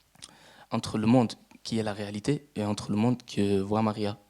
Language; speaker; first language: French; non-native, fluent; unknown